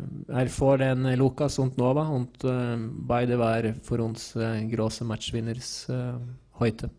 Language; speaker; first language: German; non-native, learner; Norwegian